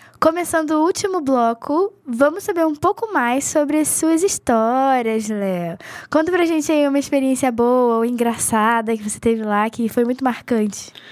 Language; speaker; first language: Portuguese; native; Portuguese